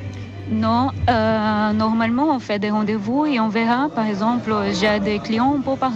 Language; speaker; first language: French; non-native, learner; Portuguese